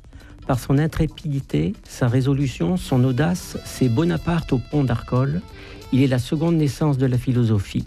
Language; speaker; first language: French; native; French